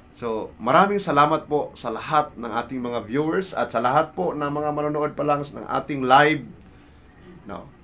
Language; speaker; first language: Filipino; non-native, local second language; Cebuano